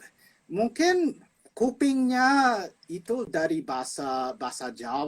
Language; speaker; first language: Indonesian; non-native, fluent; English